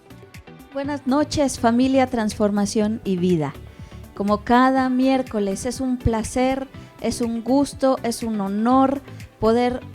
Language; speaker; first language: Spanish; native; Spanish